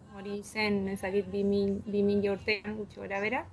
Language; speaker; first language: Basque; non-native, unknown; Spanish